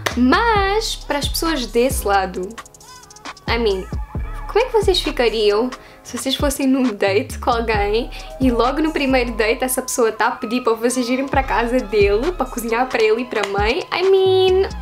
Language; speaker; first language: Portuguese; early bilingual, heritage; Portuguese